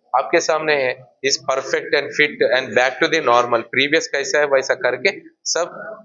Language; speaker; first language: Hindi; non-native, local second language; Telugu